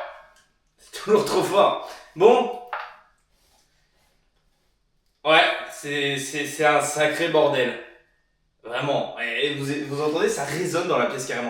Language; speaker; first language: French; native; French